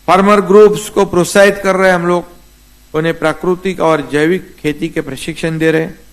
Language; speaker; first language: Hindi; non-native, local second language; Marathi